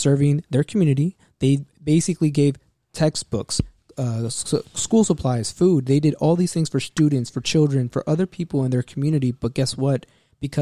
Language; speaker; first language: English; native; English